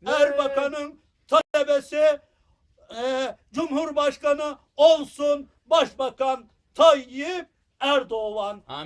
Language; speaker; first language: Turkish; non-native, fluent; Uyghur